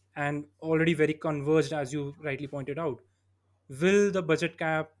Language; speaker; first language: English; non-native, local second language; Hindi